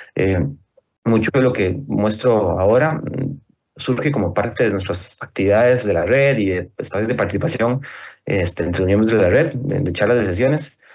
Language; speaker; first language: Spanish; native; Spanish